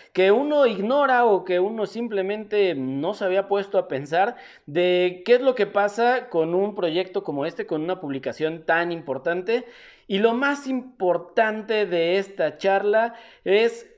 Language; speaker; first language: Spanish; native; Spanish